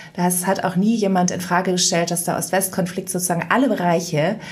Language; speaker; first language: German; native; German